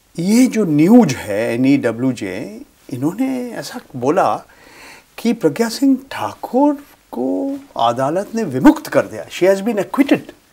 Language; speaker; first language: Hindi; non-native, local second language; Bangla